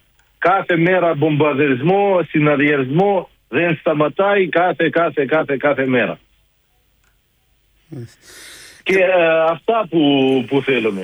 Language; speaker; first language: Greek; non-native, learner; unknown